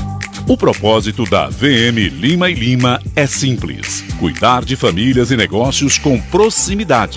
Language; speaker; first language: Portuguese; native; Portuguese